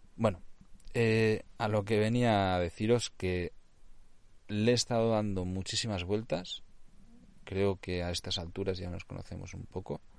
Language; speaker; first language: Spanish; non-native, local second language; Catalan